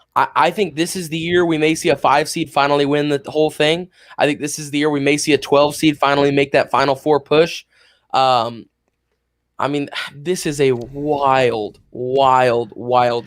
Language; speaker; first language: English; native; English